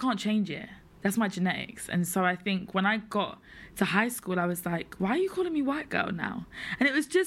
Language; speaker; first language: English; native; English